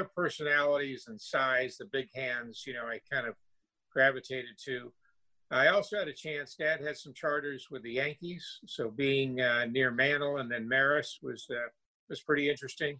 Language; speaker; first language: English; native; English